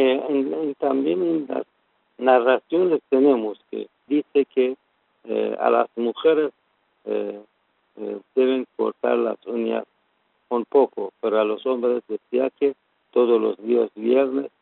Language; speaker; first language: Spanish; non-native, learner; Persian